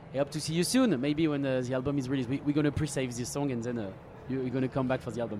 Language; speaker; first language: English; non-native, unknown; French